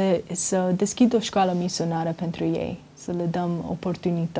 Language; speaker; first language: Romanian; early bilingual, heritage; Romanian